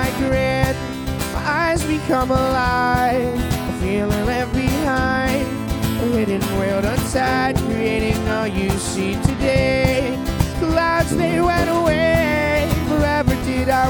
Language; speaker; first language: English; native; English